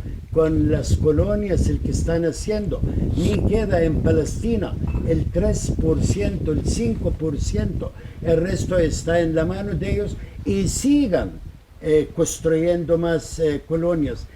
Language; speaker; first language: Spanish; non-native, fluent; Arabic